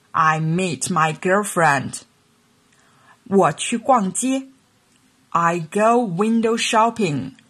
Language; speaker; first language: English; non-native, fluent; Chinese